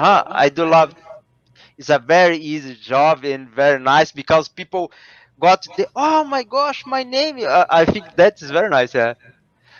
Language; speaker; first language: English; non-native, learner; Portuguese